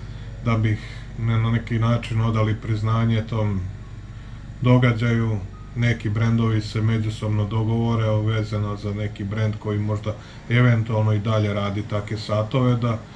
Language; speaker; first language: Serbian; native; Serbian